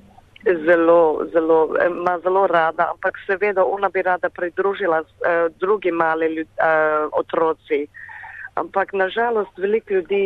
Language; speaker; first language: Slovenian; early bilingual, heritage; Slovenian